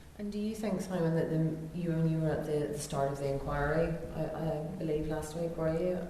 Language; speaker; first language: English; native; English